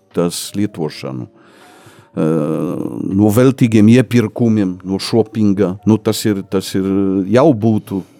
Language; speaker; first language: Latvian; non-native, fluent; Polish